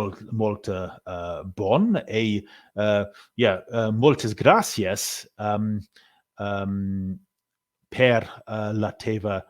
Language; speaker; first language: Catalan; non-native, learner; English